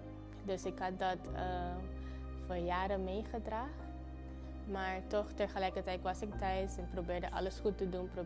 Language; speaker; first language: Dutch; non-native, fluent; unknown